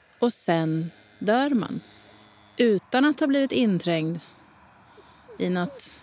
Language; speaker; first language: Swedish; native; Swedish